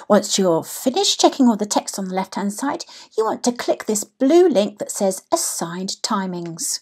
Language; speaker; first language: English; native; English